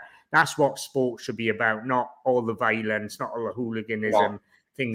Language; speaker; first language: English; native; English